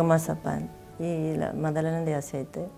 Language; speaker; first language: Spanish; non-native, learner; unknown